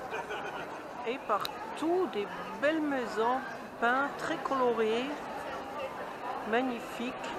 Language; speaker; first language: French; native; French